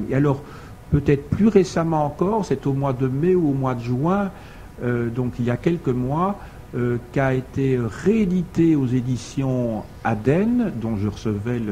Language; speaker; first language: French; native; French